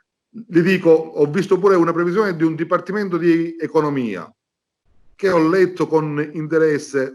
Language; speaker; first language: Italian; native; Italian